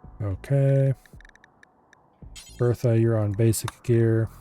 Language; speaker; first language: English; native; English